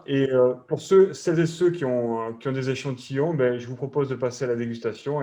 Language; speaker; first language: French; native; French